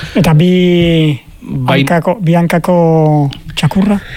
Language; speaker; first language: Basque; native; Basque